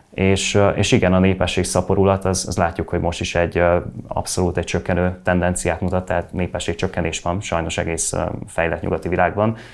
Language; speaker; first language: Hungarian; native; Hungarian